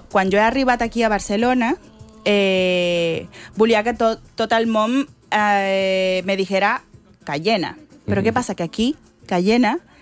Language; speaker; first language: Catalan; non-native, learner; Spanish